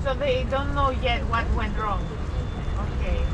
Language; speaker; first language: English; non-native, fluent; Greek